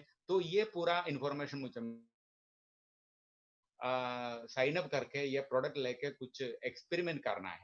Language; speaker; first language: Hindi; non-native, local second language; Malayalam